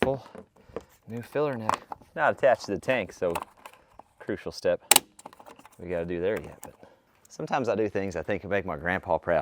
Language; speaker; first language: English; native; English